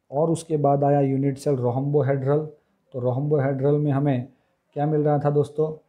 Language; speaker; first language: Hindi; non-native, local second language; Gujarati